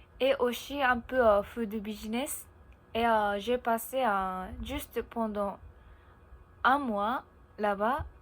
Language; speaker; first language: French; non-native, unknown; Japanese